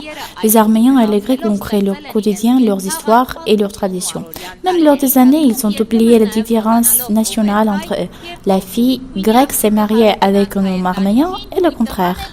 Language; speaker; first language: French; non-native, fluent; Armenian